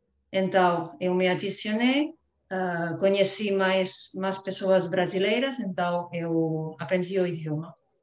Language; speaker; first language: Portuguese; non-native, fluent; Spanish